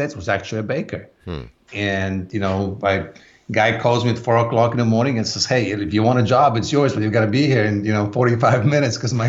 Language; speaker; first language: English; non-native, fluent; Polish